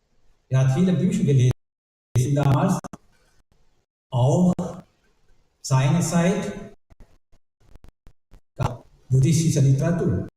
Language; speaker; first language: German; non-native, learner; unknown